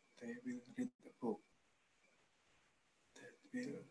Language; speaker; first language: English; non-native, learner; Indonesian